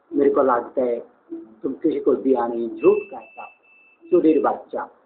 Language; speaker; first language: Hindi; native; Hindi